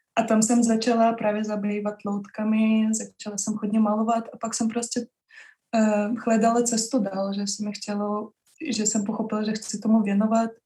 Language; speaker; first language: Czech; non-native, fluent; Russian